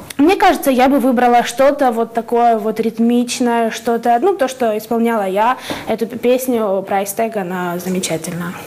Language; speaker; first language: Russian; native; Russian